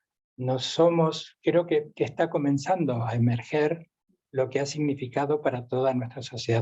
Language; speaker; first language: Spanish; native; Spanish